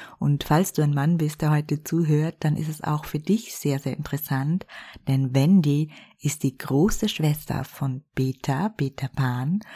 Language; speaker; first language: German; native; German